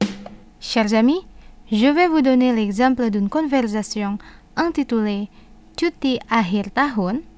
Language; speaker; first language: French; non-native, fluent; Indonesian